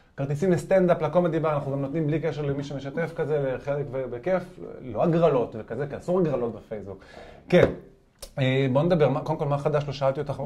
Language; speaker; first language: Hebrew; native; Hebrew